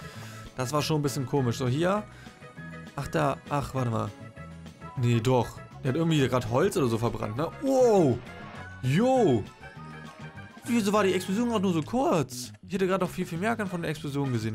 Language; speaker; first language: German; native; German